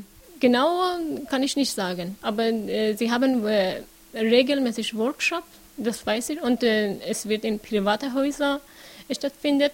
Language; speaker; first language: German; non-native, learner; Persian